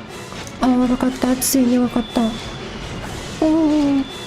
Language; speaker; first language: Japanese; non-native, learner; English